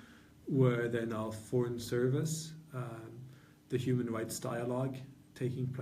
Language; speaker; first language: English; non-native, fluent; Norwegian